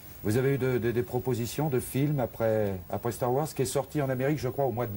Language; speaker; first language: French; native; French